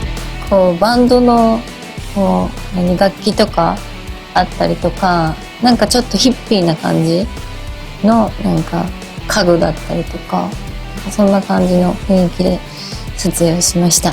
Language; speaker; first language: Japanese; native; Japanese